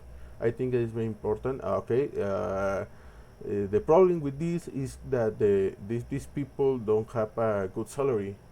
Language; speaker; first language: English; non-native, learner; Spanish